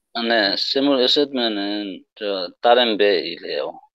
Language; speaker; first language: Korean; non-native, learner; Tetum